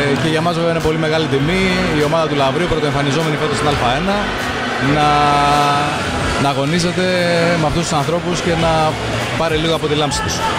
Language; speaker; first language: Greek; native; Greek